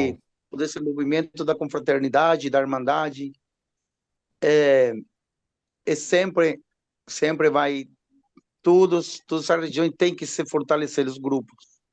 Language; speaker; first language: Portuguese; non-native, learner; Spanish